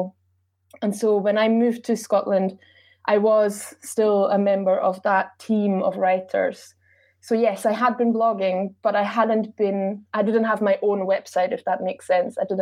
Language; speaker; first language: English; non-native, fluent; German